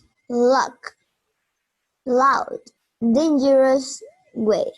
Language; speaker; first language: English; non-native, learner; Spanish